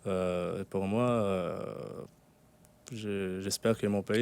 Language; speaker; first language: French; non-native, local second language; Arabic